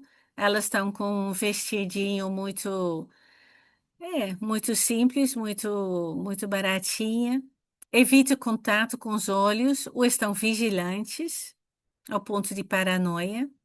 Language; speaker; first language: Portuguese; non-native, fluent; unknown